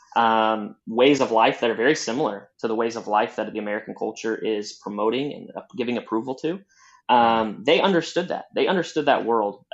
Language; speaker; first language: English; native; English